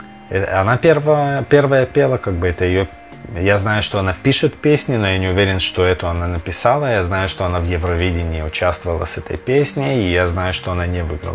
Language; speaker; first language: Russian; early bilingual, other home language; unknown